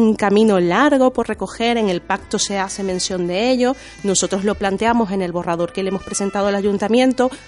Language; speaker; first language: Spanish; native; Spanish